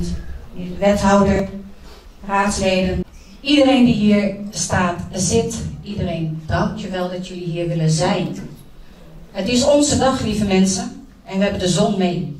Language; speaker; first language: Dutch; early bilingual, other home language; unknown